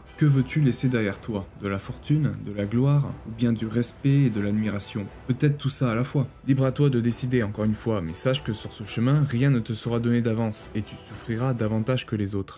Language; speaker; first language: French; native; French